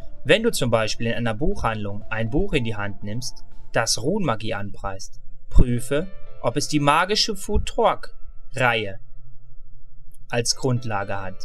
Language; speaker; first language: German; native; German